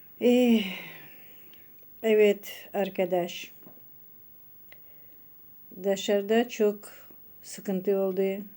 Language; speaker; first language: Turkish; non-native, learner; Russian